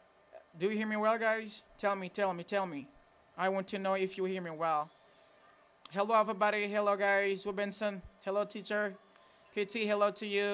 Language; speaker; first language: English; non-native, fluent; Haitian Creole